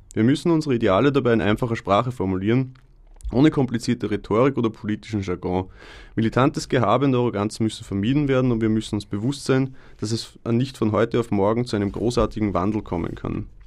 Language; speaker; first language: German; native; German